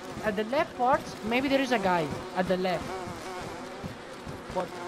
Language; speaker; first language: English; non-native, learner; Spanish